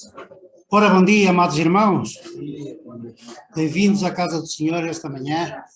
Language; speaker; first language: Portuguese; native; Portuguese